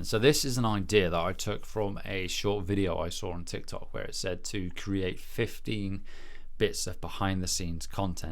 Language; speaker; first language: English; native; English